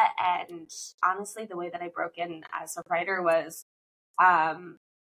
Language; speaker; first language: English; native; English